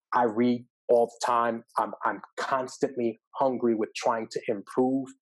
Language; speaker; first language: English; native; English